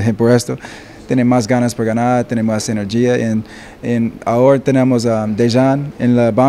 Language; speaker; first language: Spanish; non-native, learner; English